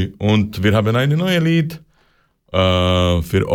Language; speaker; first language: German; non-native, learner; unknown